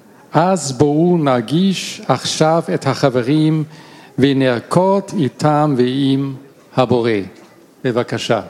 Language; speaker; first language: Hebrew; non-native, learner; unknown